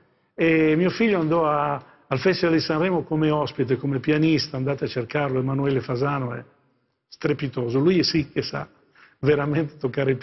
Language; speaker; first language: Italian; native; Italian